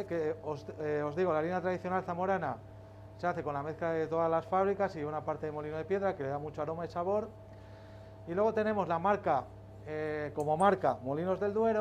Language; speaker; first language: Spanish; native; Spanish